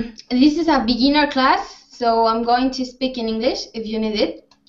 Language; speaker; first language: English; non-native, fluent; Spanish